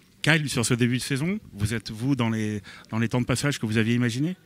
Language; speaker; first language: French; native; French